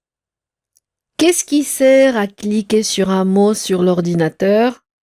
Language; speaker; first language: French; non-native, local second language; Arabic